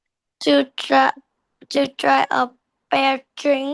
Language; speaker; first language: English; non-native, learner; Vietnamese